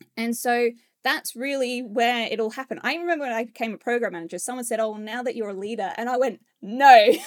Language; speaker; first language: English; native; English